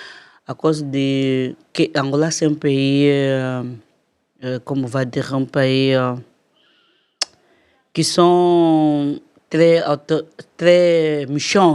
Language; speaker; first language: French; non-native, learner; Portuguese